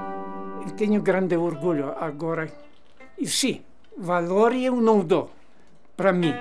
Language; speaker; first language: Portuguese; non-native, learner; Ukrainian